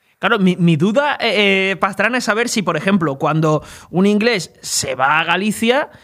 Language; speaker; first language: Spanish; native; Spanish